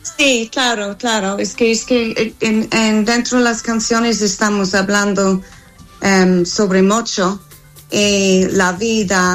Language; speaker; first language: Spanish; non-native, fluent; English